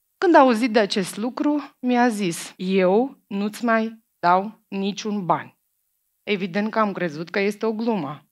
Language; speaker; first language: Romanian; non-native, fluent; Macedonian